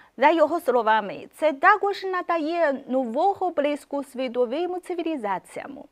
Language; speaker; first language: Ukrainian; non-native, fluent; Chinese